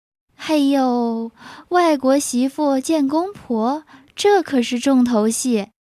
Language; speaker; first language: Chinese; native; Chinese